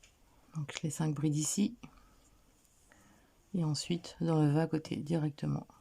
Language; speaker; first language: French; native; French